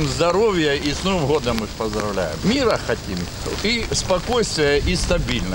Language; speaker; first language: Russian; native; Russian